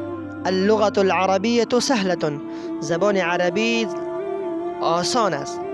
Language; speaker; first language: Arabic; non-native, fluent; Persian